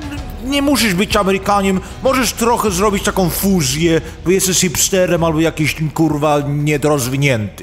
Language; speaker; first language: Polish; early bilingual, heritage; Polish